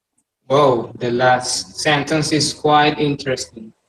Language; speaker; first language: English; non-native, learner; Spanish